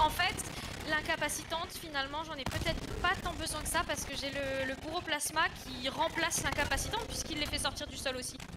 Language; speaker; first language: French; native; French